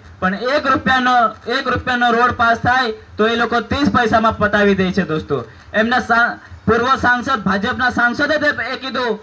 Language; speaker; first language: Gujarati; non-native, local second language; Rathawi